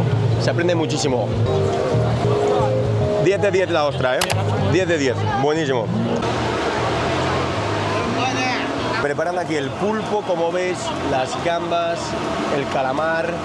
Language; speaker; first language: Spanish; native; Spanish